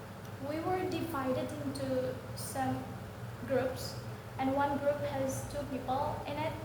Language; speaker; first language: English; non-native, learner; Indonesian